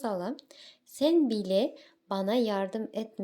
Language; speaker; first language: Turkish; non-native, fluent; Kazakh